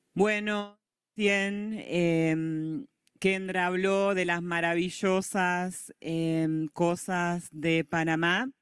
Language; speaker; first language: Spanish; native; Spanish